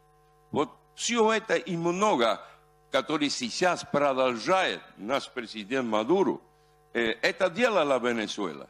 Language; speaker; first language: Russian; non-native, fluent; Spanish